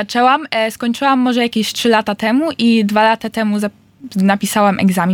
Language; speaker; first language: Polish; early bilingual, heritage; Polish